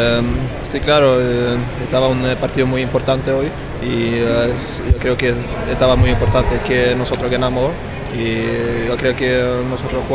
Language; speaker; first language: Spanish; early bilingual, heritage; Spanish